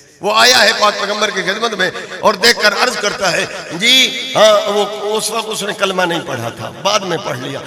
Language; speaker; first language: Urdu; non-native, local second language; Punjabi